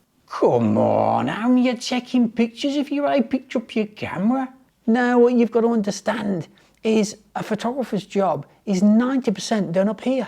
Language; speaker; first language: English; native; English